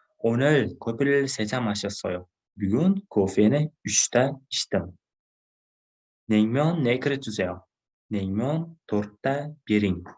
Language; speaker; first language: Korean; non-native, fluent; Uzbek